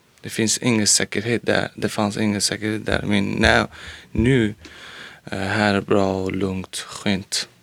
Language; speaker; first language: Swedish; non-native, learner; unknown